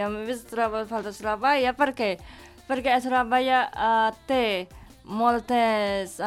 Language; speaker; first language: Catalan; non-native, learner; Indonesian